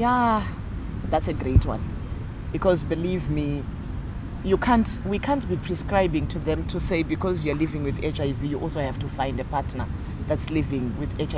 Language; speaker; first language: English; non-native, local second language; Shona